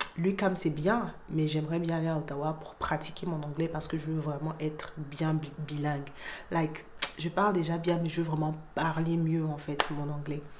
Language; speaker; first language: French; native; French